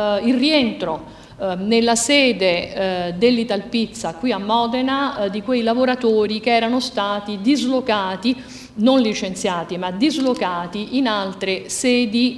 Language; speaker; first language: Italian; native; Italian